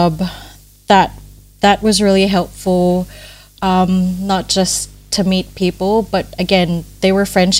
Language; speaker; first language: English; non-native, local second language; Filipino